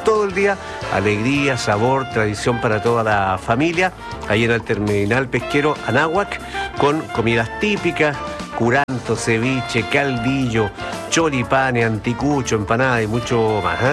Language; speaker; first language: Spanish; native; Spanish